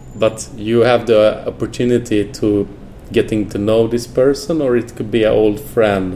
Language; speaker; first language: English; non-native, fluent; Swedish